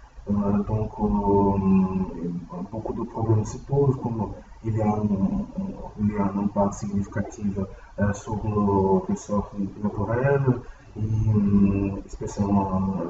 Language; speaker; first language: French; non-native, learner; Portuguese